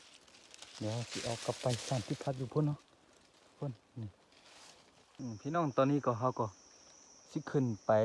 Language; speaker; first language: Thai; non-native, local second language; Lahu